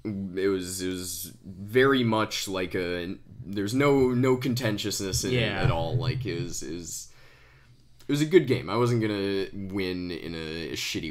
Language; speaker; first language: English; native; English